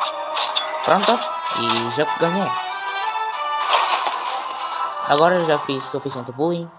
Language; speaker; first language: Portuguese; non-native, learner; Spanish